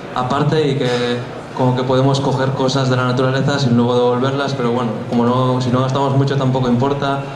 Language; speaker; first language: Spanish; non-native, local second language; Basque